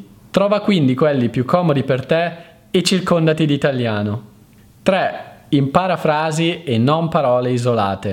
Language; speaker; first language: Italian; native; Italian